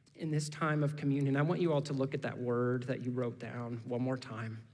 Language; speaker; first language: English; native; English